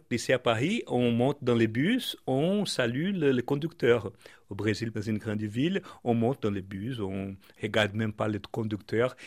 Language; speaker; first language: French; non-native, fluent; Portuguese